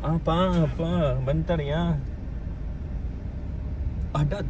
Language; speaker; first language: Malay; non-native, learner; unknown